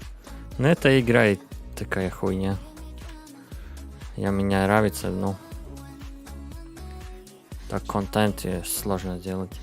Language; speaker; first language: Russian; non-native, learner; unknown